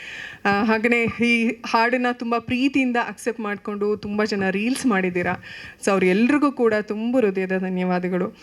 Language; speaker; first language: Kannada; native; Kannada